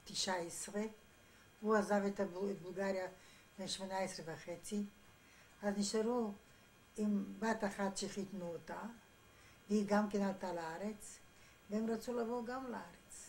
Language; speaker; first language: Hebrew; non-native, fluent; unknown